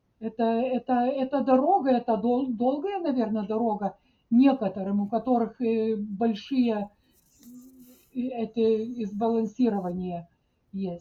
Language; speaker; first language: Russian; non-native, fluent; Lithuanian